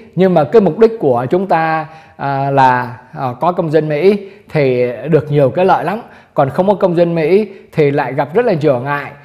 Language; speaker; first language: Vietnamese; native; Vietnamese